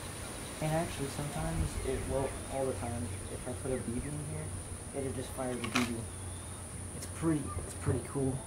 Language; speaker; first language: English; native; English